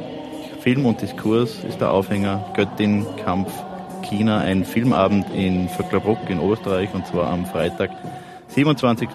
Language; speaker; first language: German; native; German